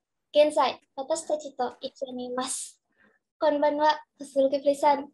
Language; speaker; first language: Japanese; non-native, learner; Indonesian